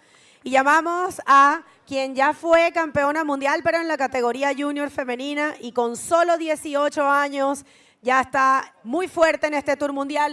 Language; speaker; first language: Spanish; native; Spanish